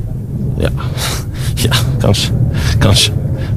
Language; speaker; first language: Norwegian; non-native, learner; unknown